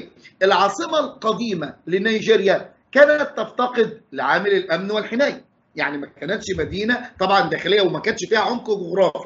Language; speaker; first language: Arabic; native; Arabic